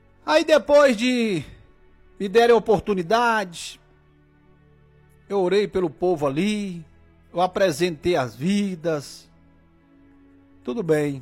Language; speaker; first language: Portuguese; native; Portuguese